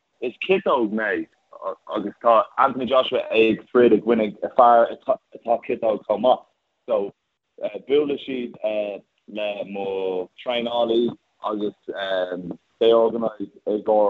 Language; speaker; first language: Irish; non-native, local second language; English